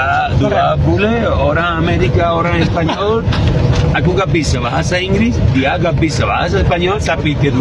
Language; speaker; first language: Indonesian; non-native, learner; Spanish